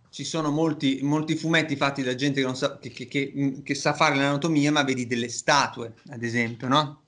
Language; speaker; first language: Italian; native; Italian